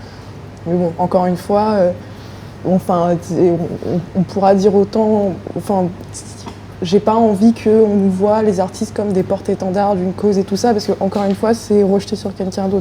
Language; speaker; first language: French; native; French